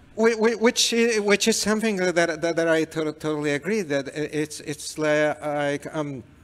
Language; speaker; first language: English; non-native, fluent; Spanish